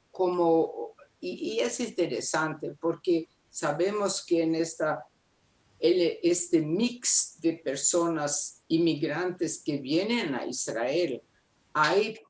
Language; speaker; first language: Spanish; non-native, fluent; Portuguese